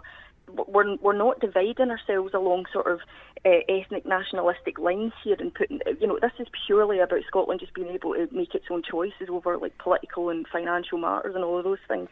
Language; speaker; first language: English; native; English